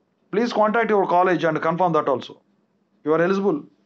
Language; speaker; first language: English; non-native, local second language; Telugu